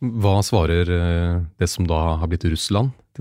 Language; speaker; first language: Norwegian; native; Norwegian